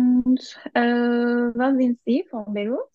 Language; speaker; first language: German; non-native, learner; Turkish